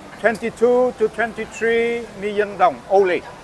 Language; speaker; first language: English; non-native, learner; Vietnamese